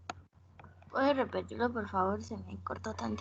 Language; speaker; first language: Spanish; native; Spanish